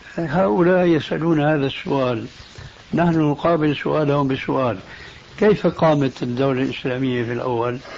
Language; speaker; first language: Arabic; early bilingual, other home language; Albanian